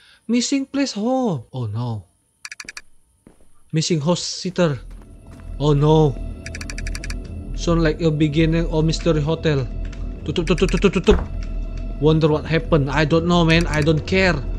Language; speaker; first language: English; non-native, learner; Indonesian